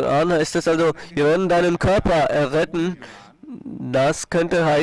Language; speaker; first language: German; non-native, fluent; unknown